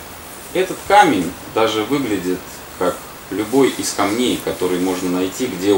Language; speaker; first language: Russian; native; Russian